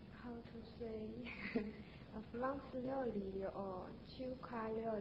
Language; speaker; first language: Japanese; non-native, learner; Chinese